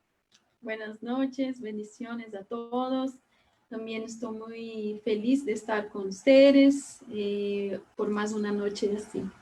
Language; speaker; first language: Spanish; non-native, learner; Portuguese